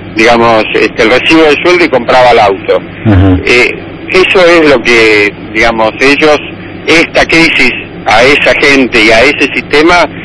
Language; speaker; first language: Spanish; non-native, fluent; English